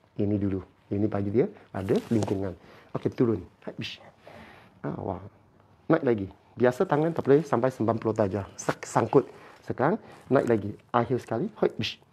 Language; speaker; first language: Malay; non-native, local second language; Chinese